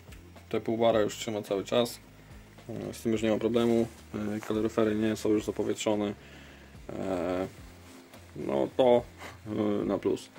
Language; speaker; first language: Polish; native; Polish